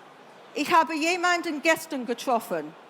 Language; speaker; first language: German; non-native, learner; English